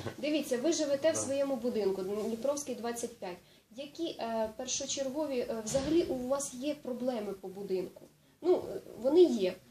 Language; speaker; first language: Ukrainian; native; Ukrainian